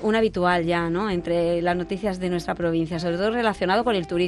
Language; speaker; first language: Spanish; native; Spanish